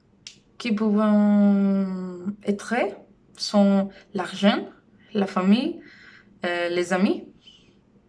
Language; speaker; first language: French; non-native, learner; Spanish